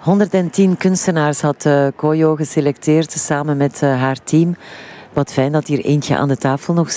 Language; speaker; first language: Dutch; native; Dutch